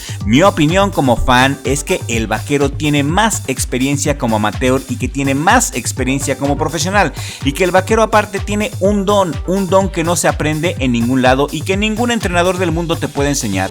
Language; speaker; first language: Spanish; native; Spanish